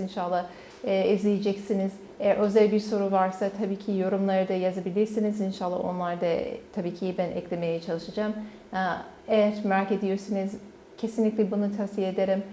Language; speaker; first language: Turkish; non-native, learner; English